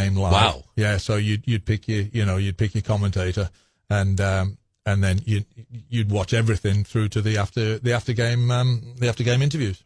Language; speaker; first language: English; native; English